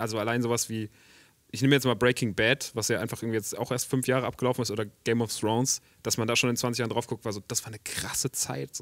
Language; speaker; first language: German; native; German